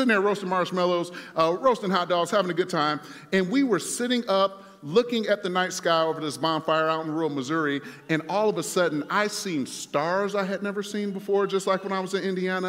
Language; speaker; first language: English; native; English